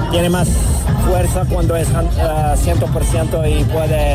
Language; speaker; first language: Spanish; non-native, learner; English